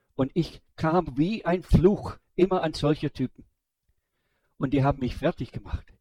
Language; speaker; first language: German; non-native, fluent; English